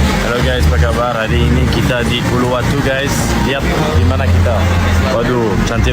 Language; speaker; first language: Indonesian; non-native, learner; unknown